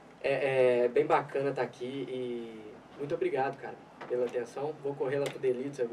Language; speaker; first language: Portuguese; native; Portuguese